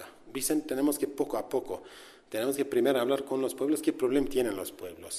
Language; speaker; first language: Spanish; non-native, learner; Kurdish